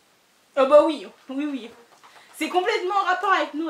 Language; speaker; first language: French; native; French